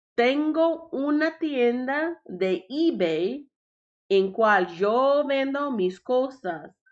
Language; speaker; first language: Spanish; non-native, learner; English